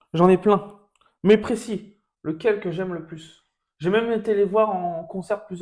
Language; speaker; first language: French; native; French